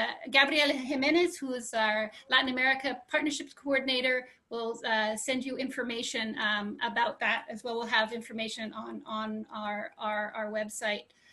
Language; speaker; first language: English; native; English